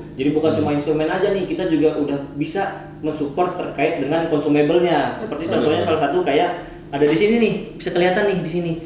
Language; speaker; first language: Indonesian; native; Indonesian